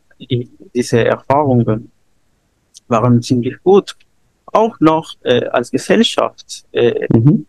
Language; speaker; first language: German; non-native, learner; Spanish